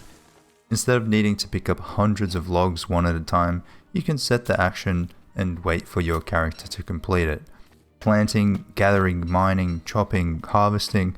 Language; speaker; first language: English; native; English